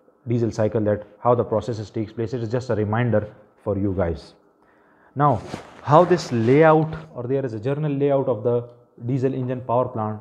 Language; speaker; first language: English; non-native, local second language; Urdu